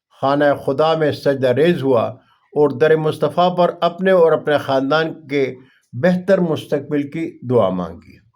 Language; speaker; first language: Urdu; non-native, local second language; Punjabi